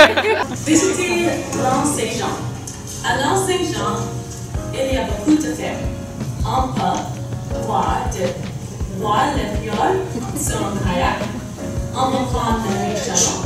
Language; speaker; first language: French; non-native, learner; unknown